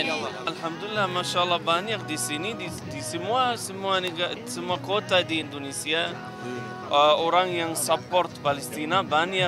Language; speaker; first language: Indonesian; non-native, learner; Arabic